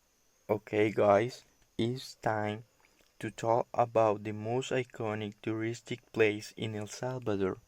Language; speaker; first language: English; non-native, learner; Spanish